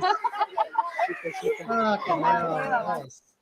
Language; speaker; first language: English; native; English